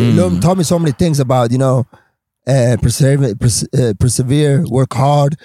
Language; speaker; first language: English; non-native, fluent; Swedish